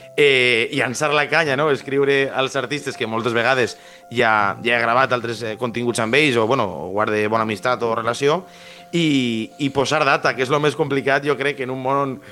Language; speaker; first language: Catalan; native; Catalan